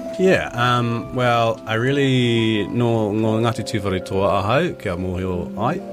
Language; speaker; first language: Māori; non-native, local second language; English